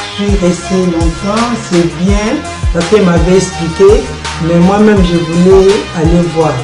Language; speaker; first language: French; non-native, local second language; Lingala